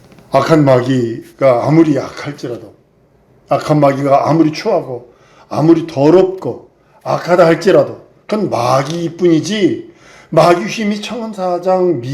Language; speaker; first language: Korean; native; Korean